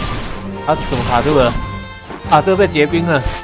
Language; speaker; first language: Chinese; native; Chinese